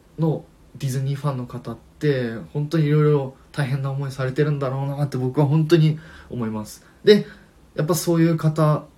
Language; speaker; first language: Japanese; native; Japanese